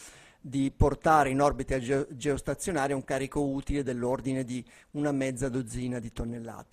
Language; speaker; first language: Italian; native; Italian